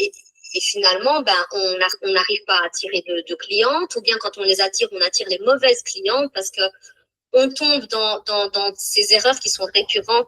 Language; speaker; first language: French; native; French